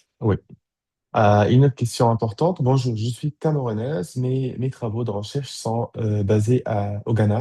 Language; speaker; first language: French; native; French